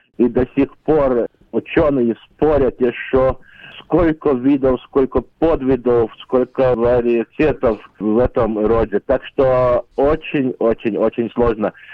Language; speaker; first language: Russian; non-native, local second language; Latvian